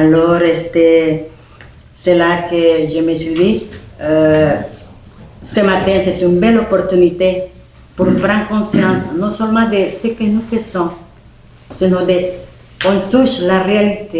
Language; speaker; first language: French; non-native, fluent; Spanish